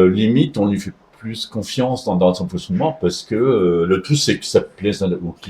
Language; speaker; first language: French; native; French